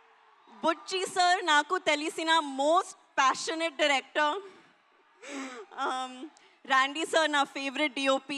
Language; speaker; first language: Telugu; non-native, learner; Hindi